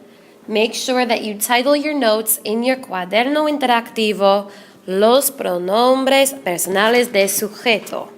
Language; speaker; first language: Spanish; non-native, fluent; English